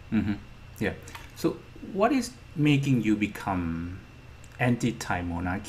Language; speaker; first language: English; non-native, fluent; Thai